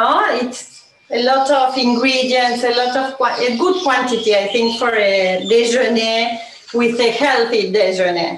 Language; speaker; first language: English; non-native, learner; Spanish